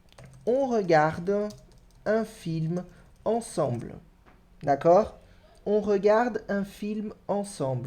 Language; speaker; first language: French; non-native, fluent; Portuguese